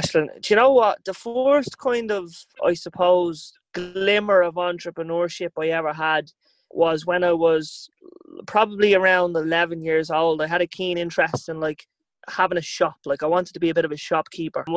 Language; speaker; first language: English; native; English